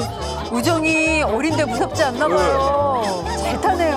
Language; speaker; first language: Korean; native; Korean